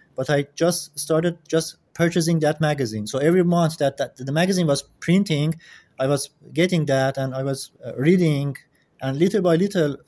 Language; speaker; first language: English; non-native, fluent; Persian